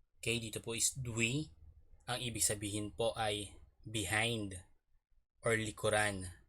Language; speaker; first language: Filipino; native; Filipino